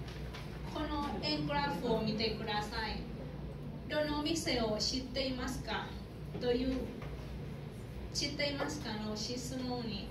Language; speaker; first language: Japanese; non-native, learner; Thai